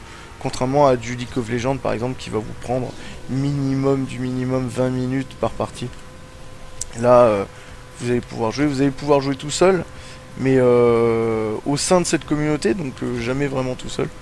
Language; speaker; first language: French; native; French